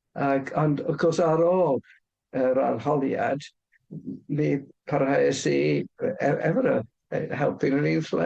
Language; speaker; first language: Welsh; non-native, fluent; English